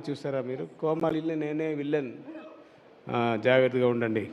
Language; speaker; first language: Telugu; non-native, learner; Tamil